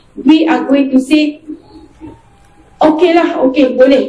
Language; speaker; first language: English; non-native, local second language; Malay